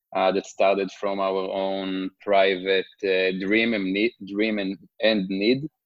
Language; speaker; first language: English; non-native, fluent; Hebrew